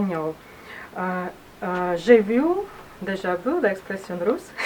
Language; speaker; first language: French; non-native, learner; Russian